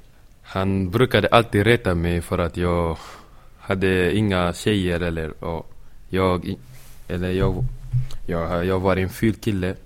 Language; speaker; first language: Swedish; early bilingual, other home language; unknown